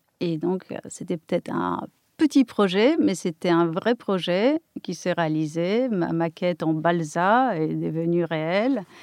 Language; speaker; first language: French; non-native, fluent; Polish